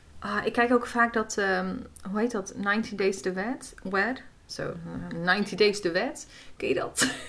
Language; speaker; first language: Dutch; native; Dutch